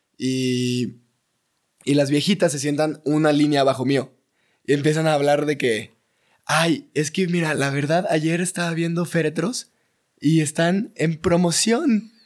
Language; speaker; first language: Spanish; native; Spanish